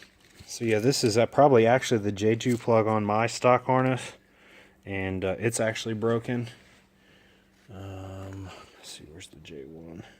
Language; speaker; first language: English; native; English